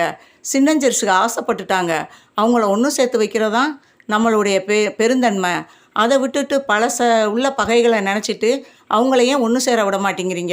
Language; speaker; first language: Tamil; native; Tamil